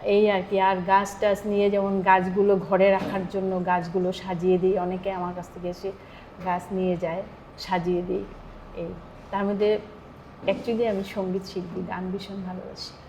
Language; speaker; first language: Bangla; native; Bangla